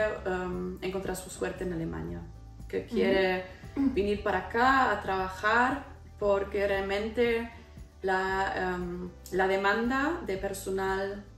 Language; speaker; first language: Spanish; non-native, fluent; German